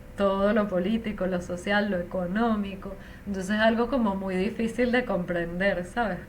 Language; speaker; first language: Spanish; native; Spanish